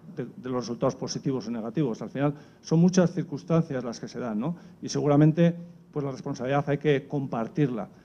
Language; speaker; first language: Spanish; native; Spanish